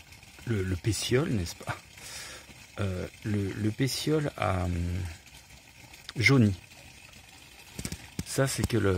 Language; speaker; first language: French; native; French